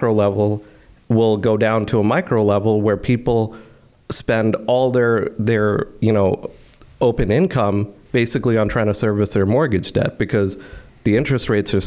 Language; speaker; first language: English; non-native, local second language; Hindi